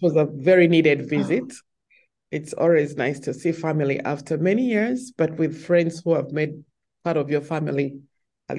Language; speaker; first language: English; non-native, local second language; Ganda